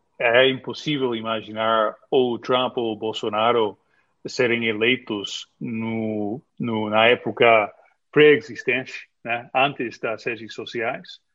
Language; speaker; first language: Portuguese; non-native, fluent; English